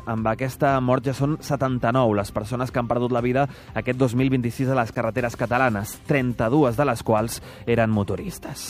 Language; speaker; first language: Catalan; native; Catalan